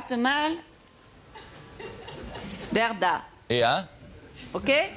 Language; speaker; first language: German; non-native, fluent; French